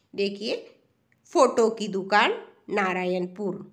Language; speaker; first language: Hindi; non-native, local second language; Marathi